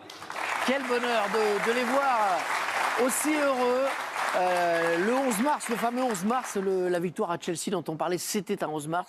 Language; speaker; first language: French; native; French